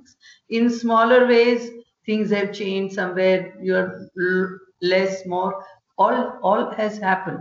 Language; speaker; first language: English; non-native, local second language; Gujarati